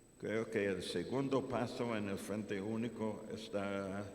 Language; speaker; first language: Spanish; non-native, fluent; English